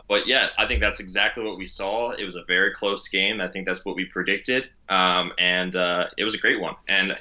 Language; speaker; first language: English; native; English